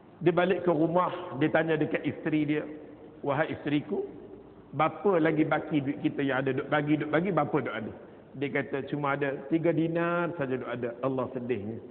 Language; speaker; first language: Malay; native; Malay